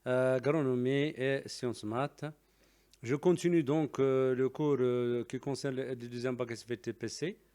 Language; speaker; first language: French; non-native, local second language; Arabic